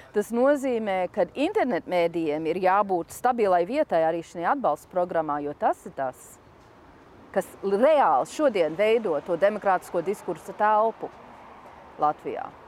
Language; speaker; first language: Latvian; early bilingual, heritage; Latvian